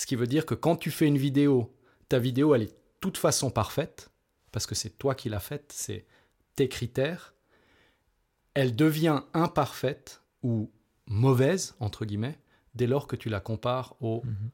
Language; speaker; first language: French; native; French